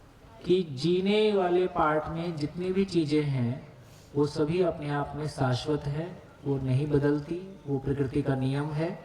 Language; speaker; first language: Hindi; native; Hindi